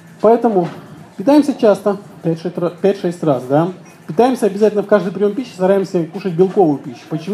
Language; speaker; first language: Russian; native; Russian